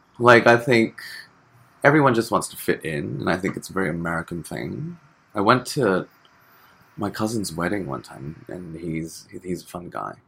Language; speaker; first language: English; native; English